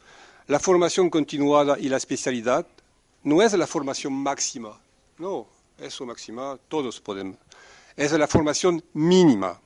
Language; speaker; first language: Spanish; non-native, fluent; French